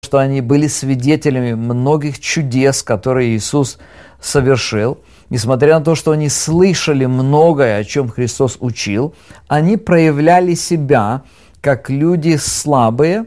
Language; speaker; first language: Russian; native; Russian